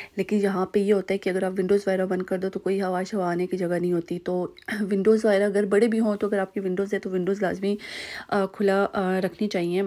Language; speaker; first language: Urdu; native; Urdu